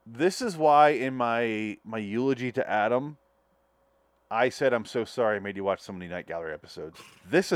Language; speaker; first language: English; native; English